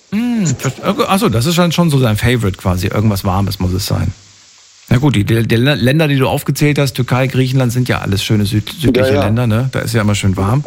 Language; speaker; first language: German; native; German